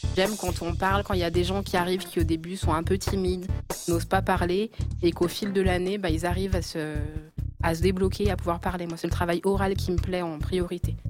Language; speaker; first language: French; native; French